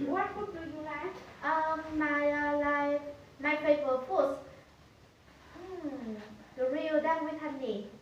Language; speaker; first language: English; non-native, learner; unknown